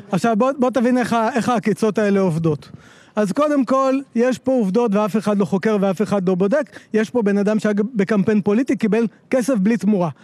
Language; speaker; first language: Hebrew; native; Hebrew